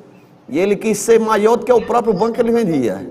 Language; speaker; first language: Portuguese; native; Portuguese